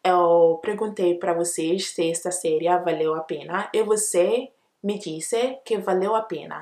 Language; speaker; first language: Portuguese; non-native, learner; Akan